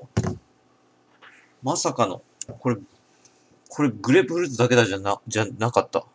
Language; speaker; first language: Japanese; native; Japanese